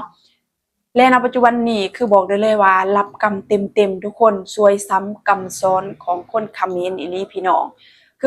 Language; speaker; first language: Thai; non-native, local second language; Northeastern Thai